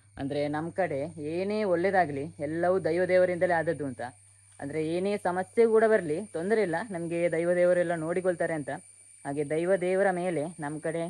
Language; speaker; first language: Kannada; non-native, local second language; Tulu